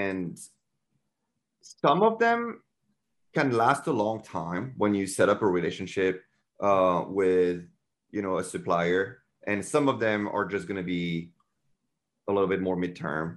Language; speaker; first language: English; non-native, fluent; French